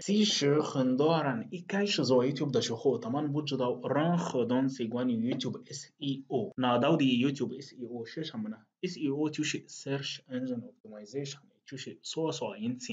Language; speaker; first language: Chinese; non-native, fluent; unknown